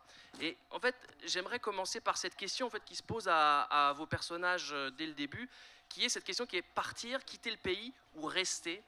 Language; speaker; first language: French; native; French